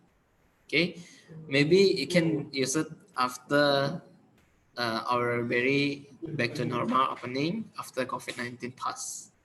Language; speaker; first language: English; non-native, learner; Indonesian